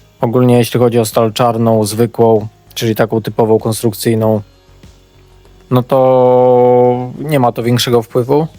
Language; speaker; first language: Polish; native; Polish